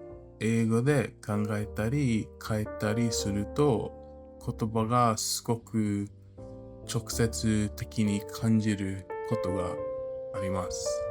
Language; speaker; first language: Japanese; non-native, fluent; English